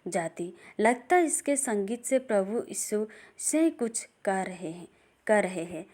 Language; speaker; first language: Hindi; non-native, local second language; Assamese